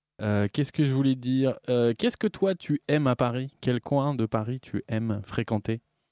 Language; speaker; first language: French; native; French